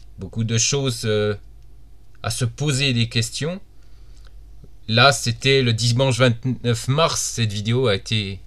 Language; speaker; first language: French; native; French